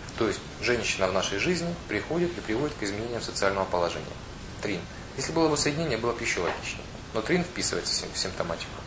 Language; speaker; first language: Russian; non-native, local second language; Ukrainian